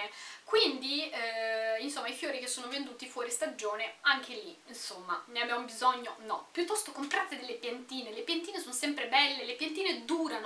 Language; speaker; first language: Italian; native; Italian